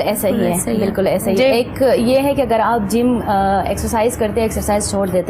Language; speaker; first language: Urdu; non-native, local second language; Pashto